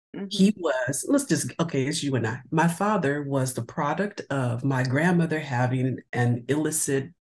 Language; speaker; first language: English; native; English